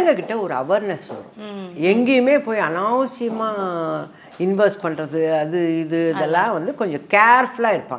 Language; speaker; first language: Tamil; native; Tamil